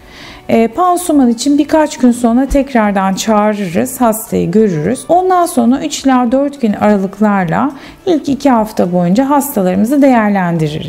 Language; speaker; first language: Turkish; native; Turkish